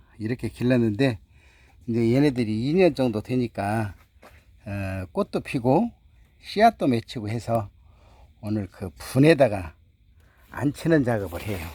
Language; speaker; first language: Korean; native; Korean